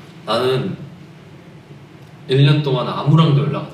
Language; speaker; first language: Korean; native; Korean